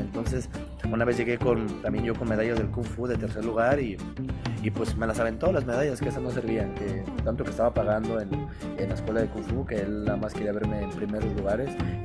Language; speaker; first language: Spanish; native; Spanish